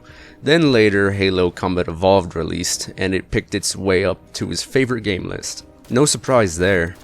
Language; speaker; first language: English; native; English